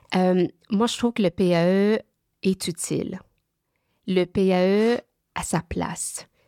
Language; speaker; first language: French; early bilingual, other home language; Vietnamese